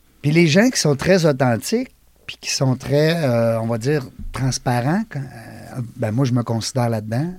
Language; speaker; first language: French; native; French